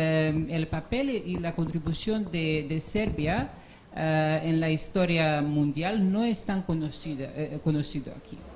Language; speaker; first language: Spanish; non-native, fluent; Serbian